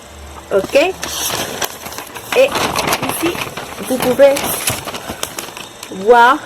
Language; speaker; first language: French; non-native, learner; Spanish